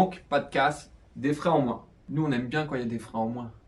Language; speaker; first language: French; native; French